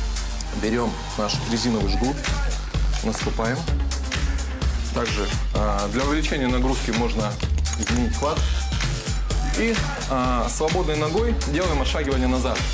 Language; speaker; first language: Russian; native; Russian